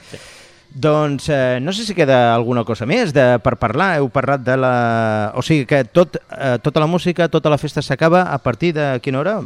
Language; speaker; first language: Catalan; native; Catalan